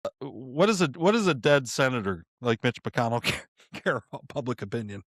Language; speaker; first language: English; native; English